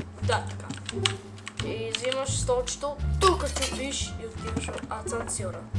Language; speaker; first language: Bulgarian; early bilingual, heritage; Bulgarian